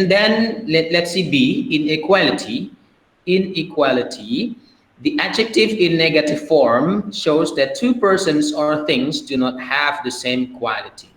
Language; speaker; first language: English; non-native, fluent; Indonesian